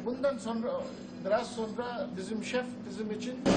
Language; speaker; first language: Turkish; non-native, learner; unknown